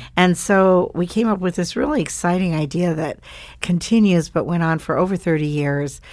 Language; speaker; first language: English; native; English